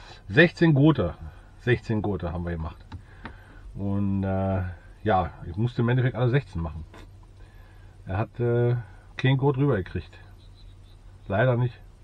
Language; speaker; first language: German; native; German